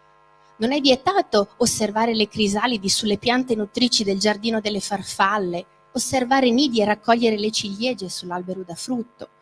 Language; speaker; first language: Italian; native; Italian